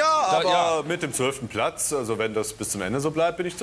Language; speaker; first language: German; native; German